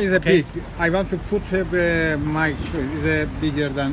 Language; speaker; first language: English; non-native, learner; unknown